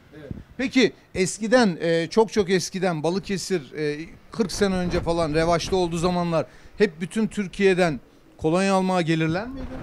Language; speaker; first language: Turkish; native; Turkish